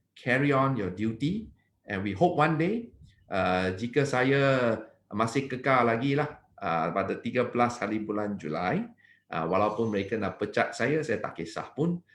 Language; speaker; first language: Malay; non-native, local second language; Chinese